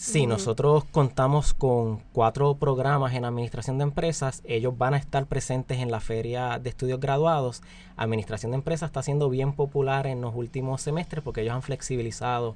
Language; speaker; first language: Spanish; native; Spanish